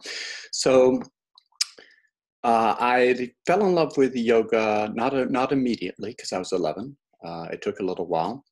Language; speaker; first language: English; native; English